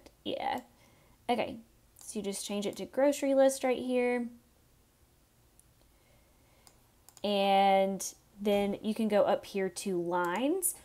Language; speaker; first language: English; native; English